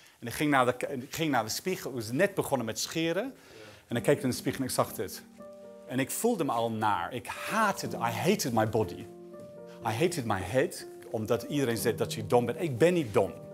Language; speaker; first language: Dutch; non-native, fluent; English